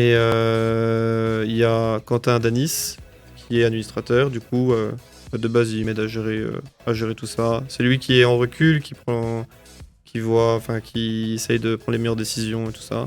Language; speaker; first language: French; native; French